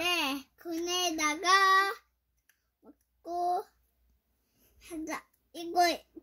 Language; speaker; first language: Korean; early bilingual, heritage; Korean